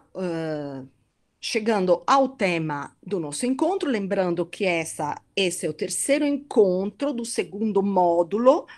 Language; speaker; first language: Portuguese; non-native, fluent; Italian